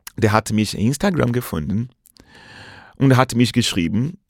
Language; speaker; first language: German; non-native, fluent; Portuguese